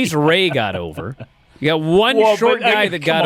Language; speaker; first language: English; native; English